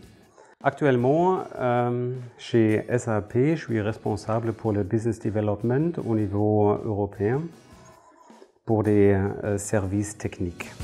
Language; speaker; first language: French; non-native, fluent; German